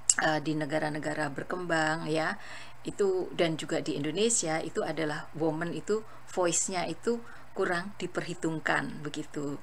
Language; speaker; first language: Indonesian; native; Indonesian